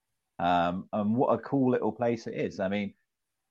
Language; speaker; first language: English; native; English